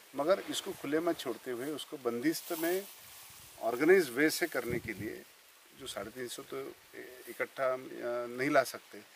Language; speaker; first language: Hindi; non-native, local second language; Marathi